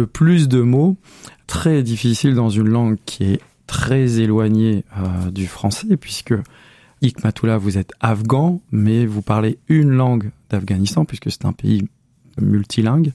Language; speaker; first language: French; native; French